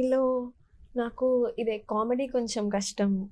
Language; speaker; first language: Telugu; non-native, learner; Malayalam